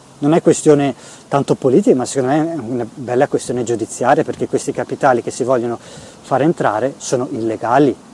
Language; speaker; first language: Italian; native; Italian